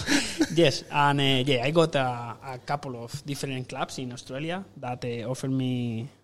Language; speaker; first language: English; non-native, fluent; Spanish